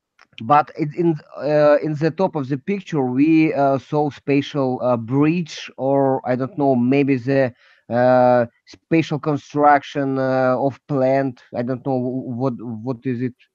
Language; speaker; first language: English; non-native, learner; Russian